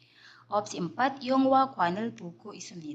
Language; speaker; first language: Korean; non-native, fluent; Indonesian